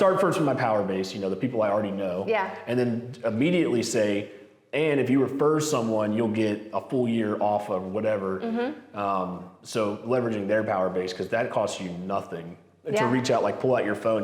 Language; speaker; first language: English; native; English